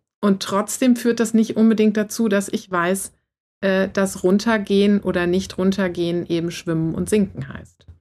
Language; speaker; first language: German; native; German